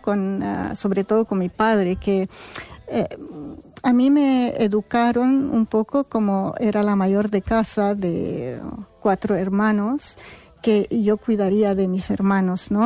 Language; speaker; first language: Spanish; non-native, fluent; Arabic